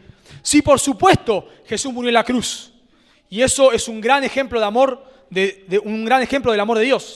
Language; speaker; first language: Spanish; native; Spanish